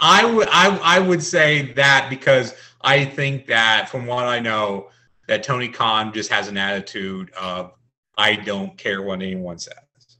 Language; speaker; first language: English; native; English